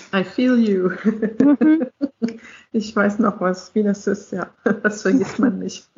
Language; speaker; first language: German; non-native, fluent; English